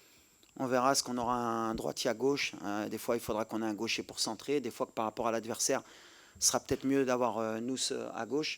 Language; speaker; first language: French; native; French